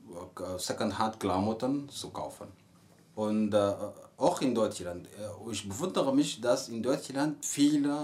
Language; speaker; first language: German; non-native, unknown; Arabic